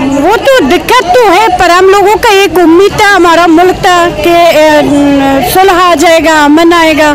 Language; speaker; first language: Hindi; non-native, fluent; Persian